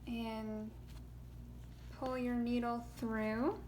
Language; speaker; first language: English; native; English